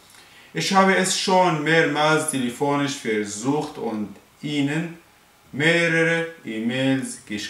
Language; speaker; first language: German; non-native, fluent; Arabic